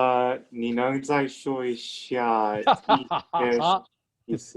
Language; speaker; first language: Chinese; non-native, learner; English